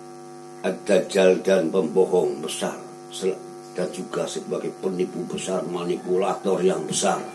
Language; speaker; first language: Indonesian; non-native, local second language; Javanese